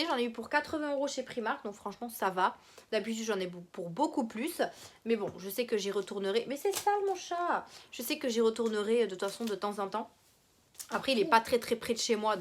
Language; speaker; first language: French; native; French